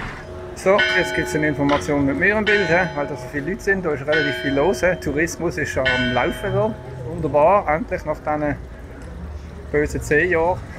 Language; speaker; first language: German; native; German